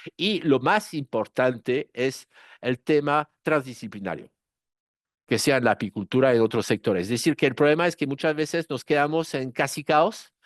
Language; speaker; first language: Spanish; non-native, fluent; French